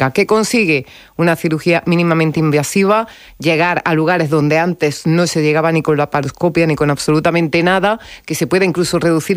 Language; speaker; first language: Spanish; native; Spanish